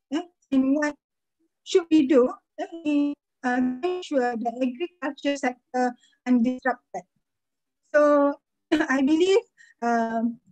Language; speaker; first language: English; non-native, fluent; Malay